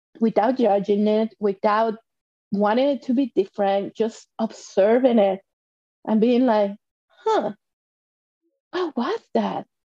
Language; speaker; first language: English; non-native, fluent; Spanish